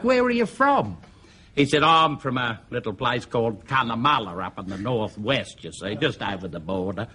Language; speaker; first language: English; native; English